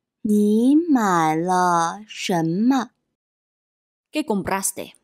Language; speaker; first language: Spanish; non-native, fluent; Chinese